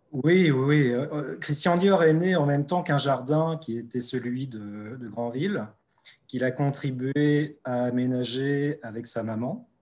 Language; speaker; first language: French; native; French